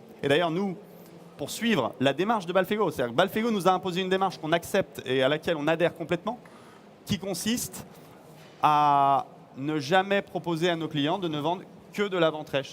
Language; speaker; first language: French; native; French